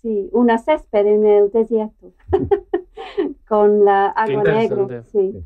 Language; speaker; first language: Spanish; non-native, learner; English